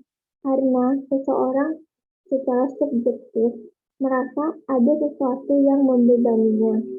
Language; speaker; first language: Indonesian; native; Indonesian